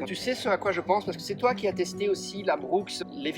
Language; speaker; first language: French; native; French